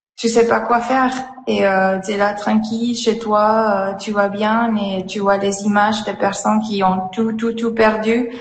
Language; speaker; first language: French; non-native, fluent; Spanish